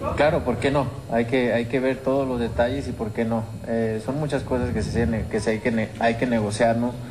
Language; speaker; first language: Spanish; native; Spanish